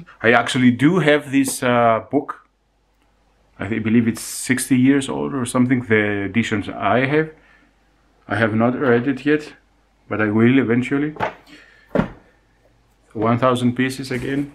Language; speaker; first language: English; non-native, fluent; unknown